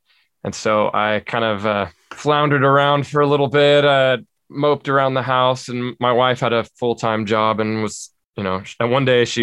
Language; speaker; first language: English; native; English